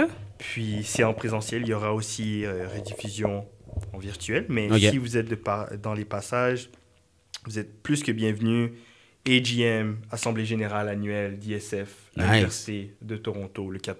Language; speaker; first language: French; native; French